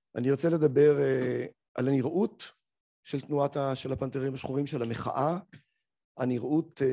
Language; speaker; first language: Hebrew; early bilingual, other home language; Arabic